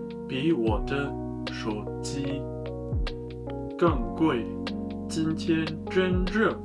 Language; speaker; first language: Chinese; non-native, learner; German